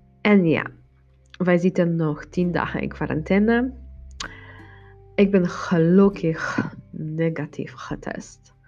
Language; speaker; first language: Dutch; non-native, learner; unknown